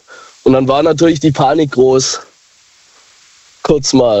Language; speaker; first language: German; native; German